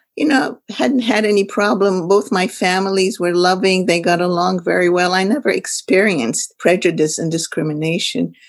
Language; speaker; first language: English; non-native, fluent; Arabic